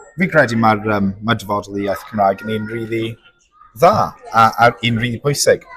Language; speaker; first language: Welsh; non-native, local second language; English